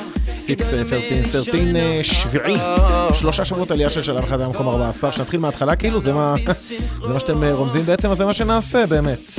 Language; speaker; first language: Hebrew; native; Hebrew